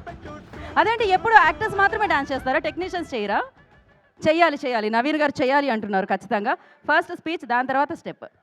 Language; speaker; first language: Telugu; native; Telugu